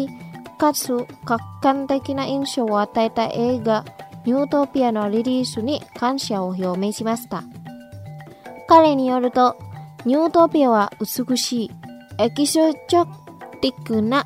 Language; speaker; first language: Japanese; non-native, fluent; Indonesian